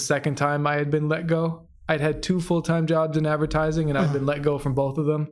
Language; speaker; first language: English; native; English